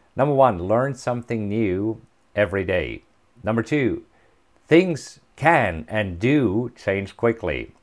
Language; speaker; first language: English; non-native, fluent; German